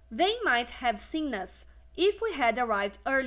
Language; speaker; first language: English; non-native, fluent; Portuguese